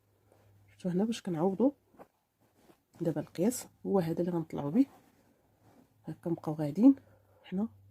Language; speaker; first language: Arabic; native; Arabic